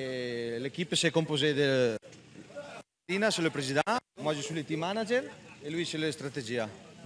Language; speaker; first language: French; non-native, learner; Italian